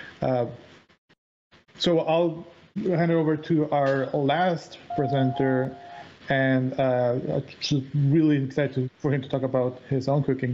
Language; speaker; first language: English; native; English